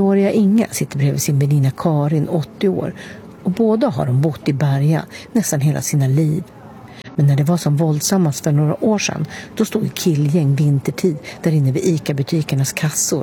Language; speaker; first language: Swedish; native; Swedish